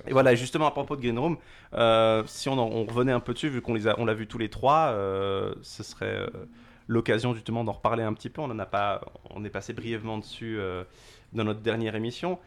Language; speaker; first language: French; native; French